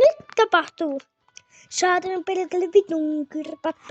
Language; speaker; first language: Finnish; native; Finnish